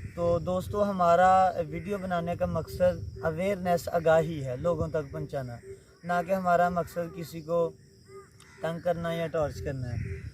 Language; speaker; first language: Urdu; non-native, local second language; Punjabi